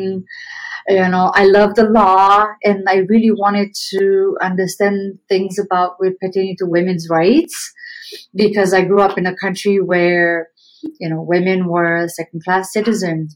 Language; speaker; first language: English; non-native, fluent; Romanian